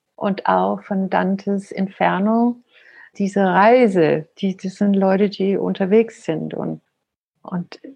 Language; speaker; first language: German; non-native, fluent; Danish